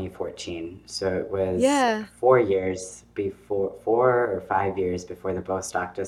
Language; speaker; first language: English; native; English